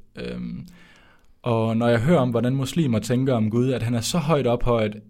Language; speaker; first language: Danish; native; Danish